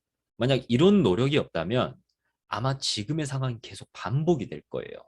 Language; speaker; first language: Korean; native; Korean